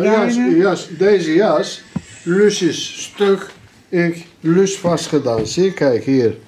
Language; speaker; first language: Dutch; non-native, learner; Turkish